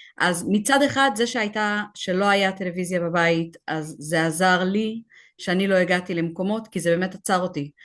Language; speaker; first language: Hebrew; native; Hebrew